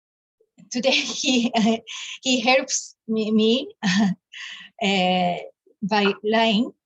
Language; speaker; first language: English; non-native, learner; Japanese